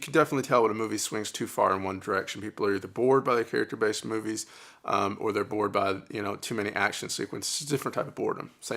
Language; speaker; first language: English; native; English